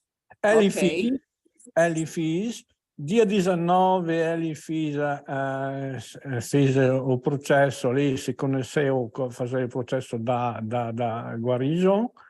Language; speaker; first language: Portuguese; non-native, learner; Italian